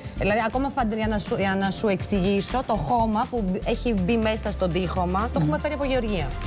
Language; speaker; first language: Greek; non-native, fluent; Georgian